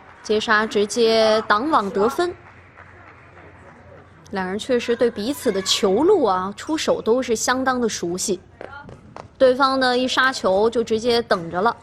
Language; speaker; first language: Chinese; native; Chinese